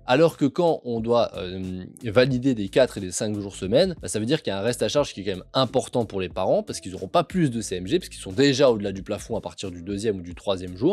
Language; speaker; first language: French; native; French